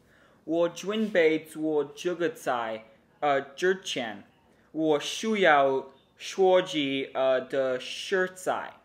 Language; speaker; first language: Chinese; non-native, learner; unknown